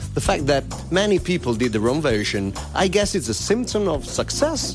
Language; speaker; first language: English; non-native, fluent; Italian